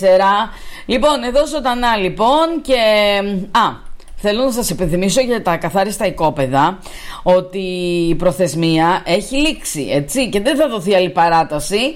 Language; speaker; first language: Greek; native; Greek